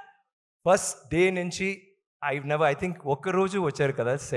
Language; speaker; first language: Telugu; non-native, learner; Tamil